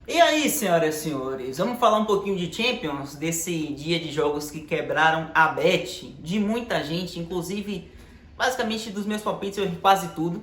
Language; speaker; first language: Portuguese; native; Portuguese